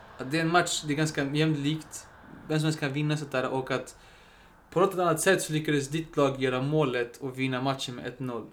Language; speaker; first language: Swedish; early bilingual, other home language; Spanish